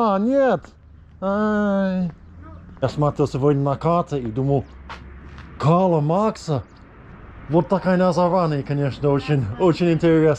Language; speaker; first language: Russian; non-native, learner; English